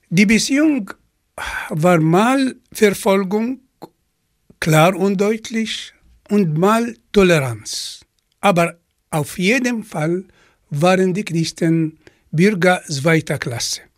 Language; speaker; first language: German; non-native, fluent; Arabic